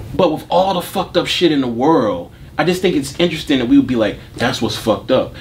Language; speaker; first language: English; native; English